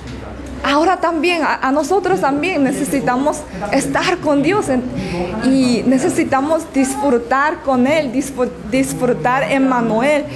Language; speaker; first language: Spanish; non-native, learner; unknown